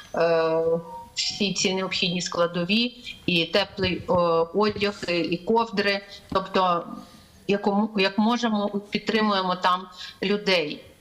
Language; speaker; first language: Ukrainian; native; Ukrainian